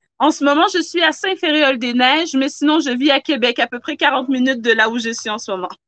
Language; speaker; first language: French; native; French